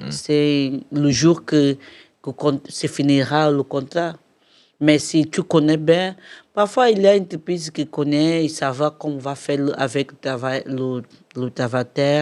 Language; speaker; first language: French; non-native, learner; Portuguese